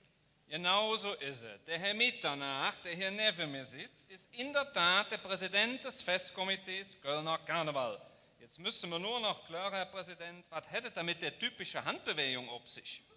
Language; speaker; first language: German; native; German